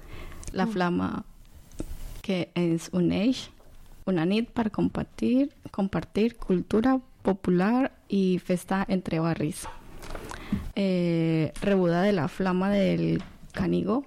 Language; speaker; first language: Catalan; non-native, learner; Spanish